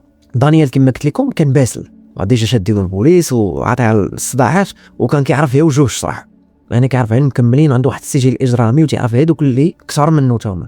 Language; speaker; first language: Arabic; native; Arabic